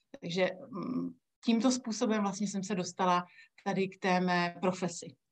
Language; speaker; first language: Czech; native; Czech